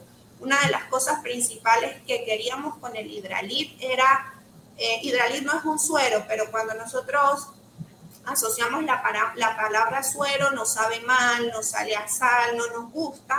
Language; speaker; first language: Spanish; native; Spanish